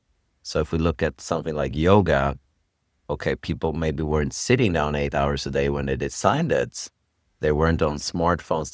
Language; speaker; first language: English; non-native, fluent; Swedish